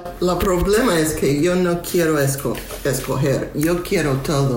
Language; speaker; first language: Spanish; non-native, learner; English